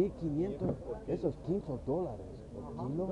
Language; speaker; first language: Spanish; non-native, fluent; English